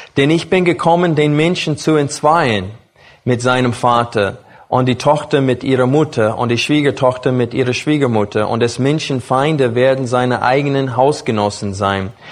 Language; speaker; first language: German; non-native, fluent; English